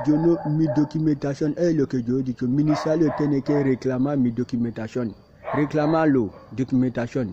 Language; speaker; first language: Spanish; non-native, learner; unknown